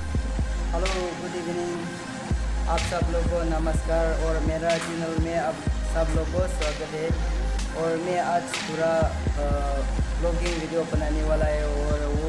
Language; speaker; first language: Hindi; non-native, local second language; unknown